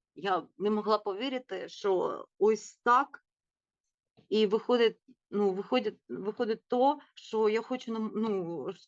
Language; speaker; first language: Ukrainian; non-native, fluent; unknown